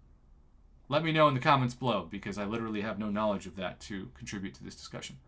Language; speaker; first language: English; native; English